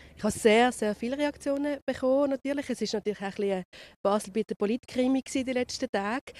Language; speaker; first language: German; native; German